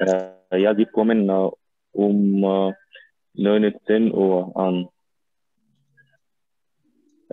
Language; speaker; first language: German; non-native, learner; Arabic